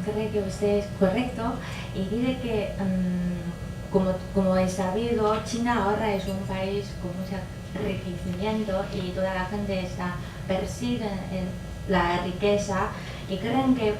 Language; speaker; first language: Spanish; non-native, fluent; Chinese